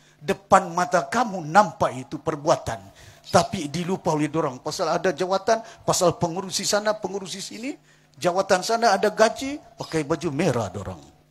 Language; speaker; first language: Malay; non-native, local second language; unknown